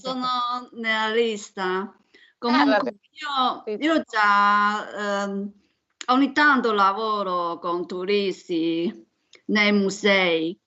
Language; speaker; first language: Italian; non-native, learner; Chinese